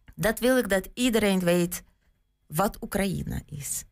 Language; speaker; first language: Dutch; non-native, fluent; Ukrainian